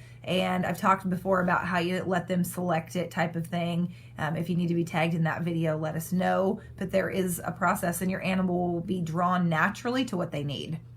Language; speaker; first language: English; native; English